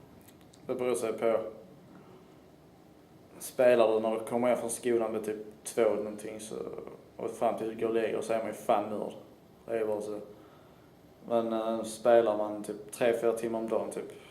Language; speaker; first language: Swedish; native; Swedish